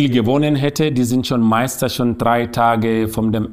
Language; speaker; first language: German; non-native, learner; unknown